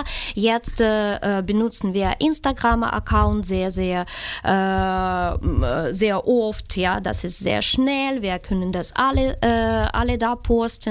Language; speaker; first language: German; non-native, learner; Ukrainian